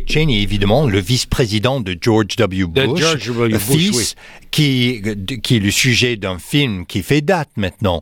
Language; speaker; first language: French; non-native, fluent; English